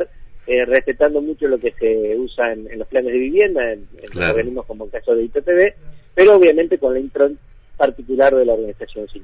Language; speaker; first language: Spanish; native; Spanish